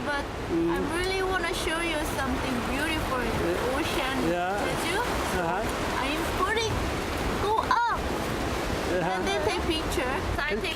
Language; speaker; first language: English; non-native, learner; Korean